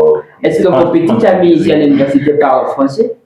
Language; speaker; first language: French; non-native, fluent; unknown